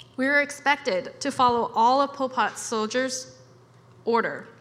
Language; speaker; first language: English; early bilingual, other home language; Khmer